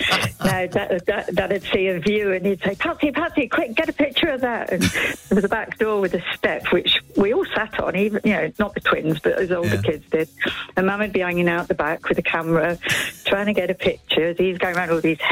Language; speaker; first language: English; native; English